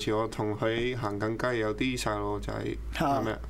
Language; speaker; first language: Cantonese; early bilingual, other home language; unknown